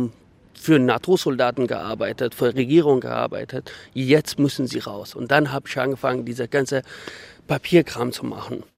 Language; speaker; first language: German; non-native, fluent; Persian